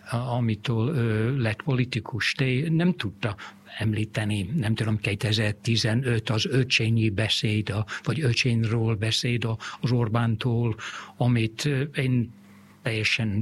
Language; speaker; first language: Hungarian; non-native, fluent; English